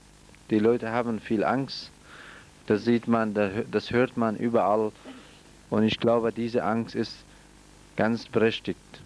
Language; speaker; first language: German; non-native, fluent; Central Kurdish